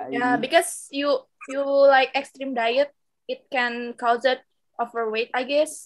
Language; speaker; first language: English; non-native, local second language; Indonesian